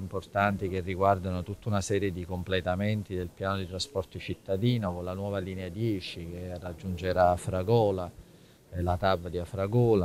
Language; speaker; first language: Italian; native; Italian